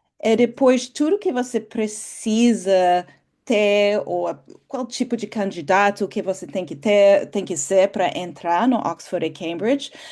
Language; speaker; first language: Portuguese; non-native, fluent; English